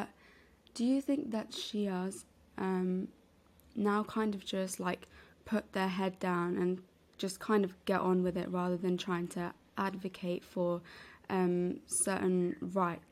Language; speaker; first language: English; non-native, local second language; Urdu